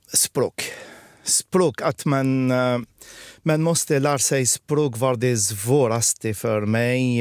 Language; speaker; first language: Swedish; non-native, fluent; Arabic